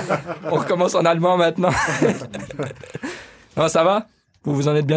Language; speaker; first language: French; native; French